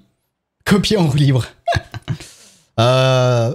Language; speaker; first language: French; native; French